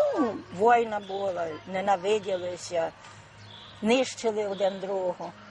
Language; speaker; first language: Ukrainian; native; Ukrainian